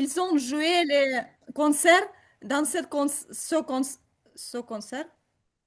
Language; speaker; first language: French; non-native, learner; Ukrainian